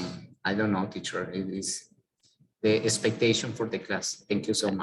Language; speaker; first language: English; non-native, learner; Spanish